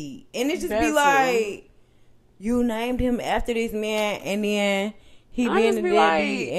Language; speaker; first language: English; native; English